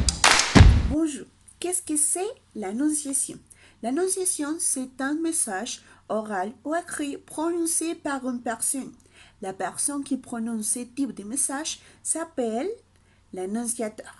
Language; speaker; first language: French; non-native, learner; Spanish